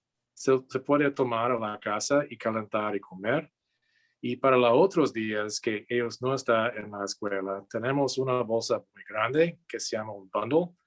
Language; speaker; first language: Spanish; non-native, learner; English